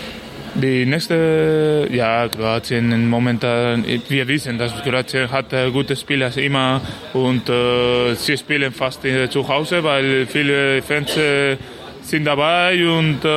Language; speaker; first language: German; non-native, learner; Spanish